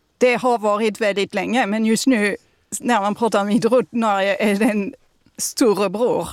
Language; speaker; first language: Swedish; non-native, fluent; French